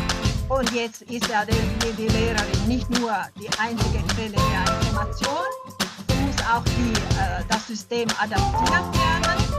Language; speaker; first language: German; early bilingual, heritage; German